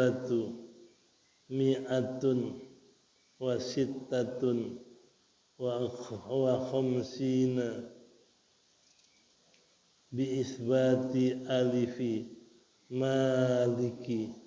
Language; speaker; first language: Arabic; non-native, fluent; Indonesian